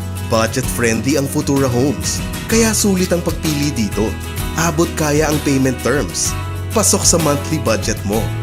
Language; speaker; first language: Filipino; native; Filipino